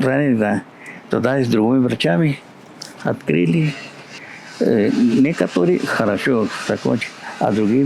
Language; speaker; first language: Russian; non-native, learner; Spanish